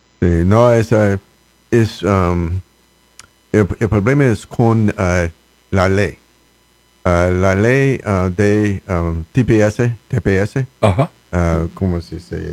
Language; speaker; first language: Spanish; non-native, learner; English